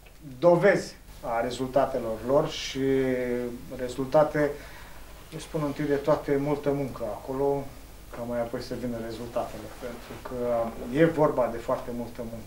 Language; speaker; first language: Romanian; native; Romanian